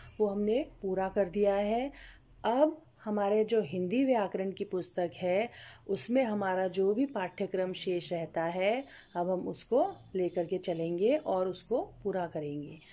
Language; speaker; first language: Hindi; native; Hindi